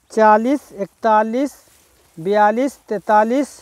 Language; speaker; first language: Hindi; native; Hindi